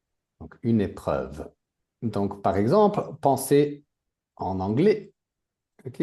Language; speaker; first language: French; native; French